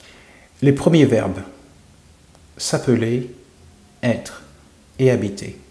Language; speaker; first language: French; non-native, fluent; English